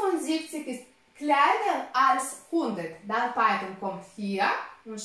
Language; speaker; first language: German; non-native, fluent; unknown